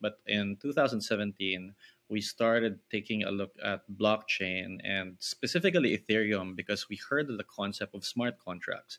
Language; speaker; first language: English; non-native, local second language; Filipino